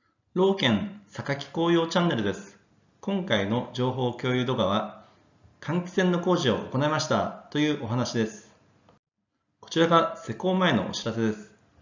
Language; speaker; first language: Japanese; native; Japanese